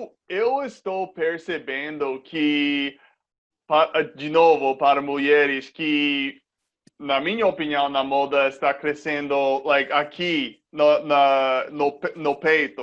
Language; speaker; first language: Portuguese; non-native, fluent; English